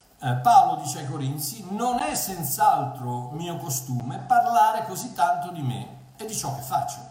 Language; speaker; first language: Italian; early bilingual, heritage; Italian